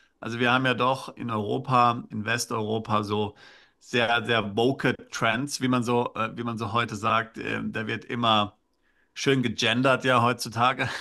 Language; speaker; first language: German; native; German